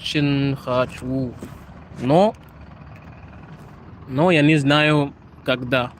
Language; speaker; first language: Russian; non-native, learner; Shona